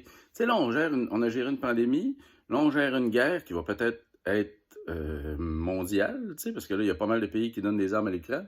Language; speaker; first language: French; native; French